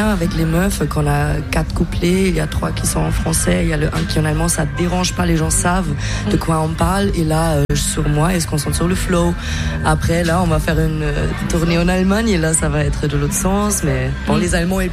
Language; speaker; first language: French; non-native, fluent; German